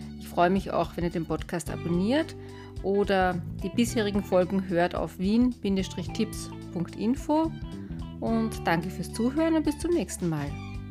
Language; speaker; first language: German; native; German